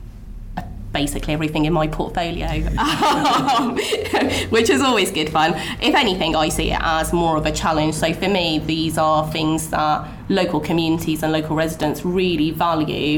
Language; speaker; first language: English; native; English